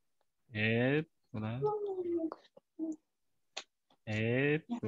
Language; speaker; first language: Turkish; non-native, learner; French